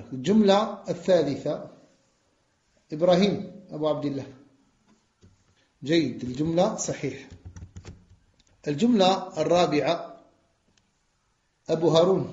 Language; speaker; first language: Arabic; non-native, fluent; French